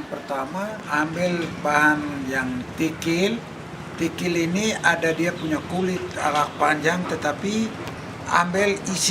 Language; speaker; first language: Indonesian; non-native, local second language; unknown